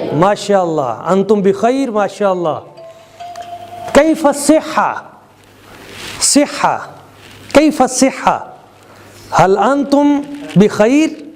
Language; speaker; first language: Arabic; non-native, fluent; Urdu